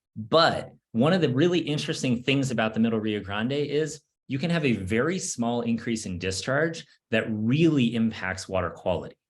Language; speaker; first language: English; native; English